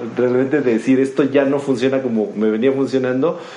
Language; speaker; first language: Spanish; native; Spanish